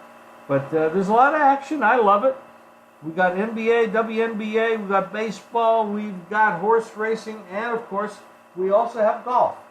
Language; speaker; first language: English; native; English